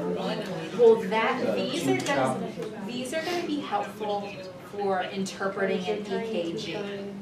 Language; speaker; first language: English; native; English